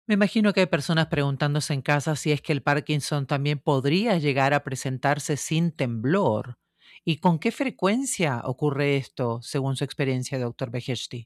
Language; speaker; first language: Spanish; native; Spanish